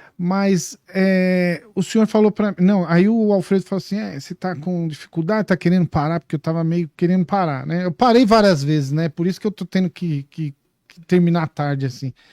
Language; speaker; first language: Portuguese; native; Portuguese